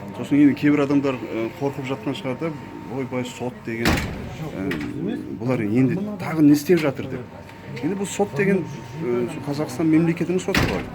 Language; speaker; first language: Kazakh; native; Kazakh